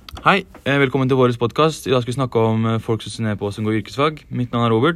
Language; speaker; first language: Norwegian; native; Norwegian